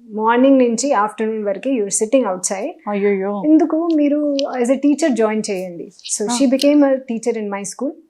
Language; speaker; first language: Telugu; non-native, local second language; Hindi